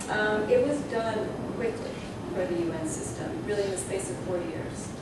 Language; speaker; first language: English; native; English